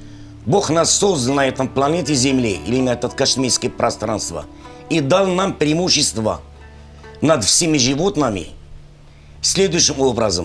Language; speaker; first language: Russian; non-native, fluent; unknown